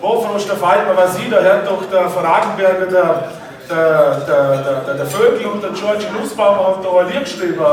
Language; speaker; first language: German; native; German